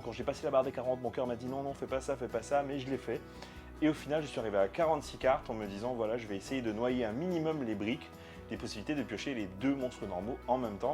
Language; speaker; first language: French; native; French